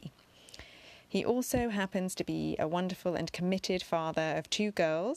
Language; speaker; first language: English; native; English